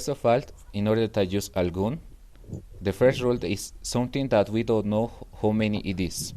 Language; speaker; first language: English; non-native, fluent; Spanish